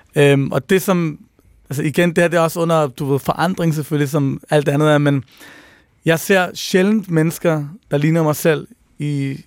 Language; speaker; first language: Danish; early bilingual, other home language; Persian